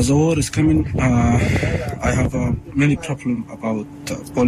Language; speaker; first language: English; non-native, learner; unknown